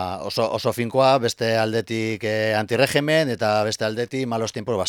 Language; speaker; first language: Basque; non-native, local second language; Spanish